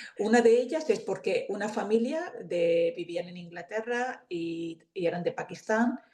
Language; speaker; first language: Spanish; native; Spanish